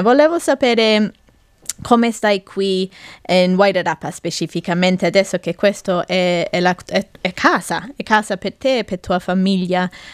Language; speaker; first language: Italian; non-native, fluent; English